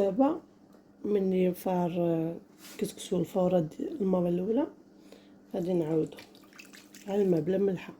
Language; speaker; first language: Arabic; native; Arabic